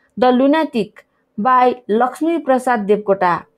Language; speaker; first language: English; non-native, local second language; Nepali